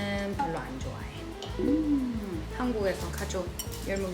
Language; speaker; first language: Korean; native; Korean